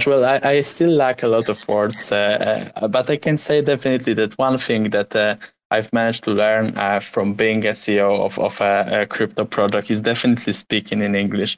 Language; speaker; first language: English; non-native, fluent; Polish